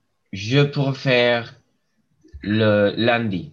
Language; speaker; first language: French; non-native, learner; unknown